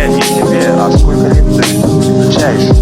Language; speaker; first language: Russian; non-native, local second language; Uzbek